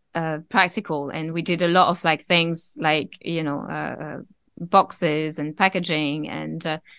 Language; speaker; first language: English; non-native, fluent; French